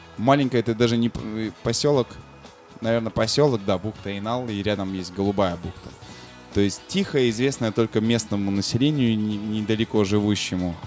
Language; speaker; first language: Russian; native; Russian